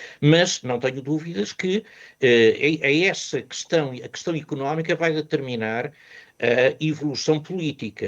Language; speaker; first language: Portuguese; native; Portuguese